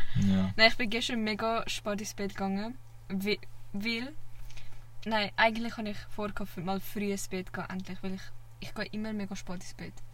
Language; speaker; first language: German; early bilingual, other home language; Vietnamese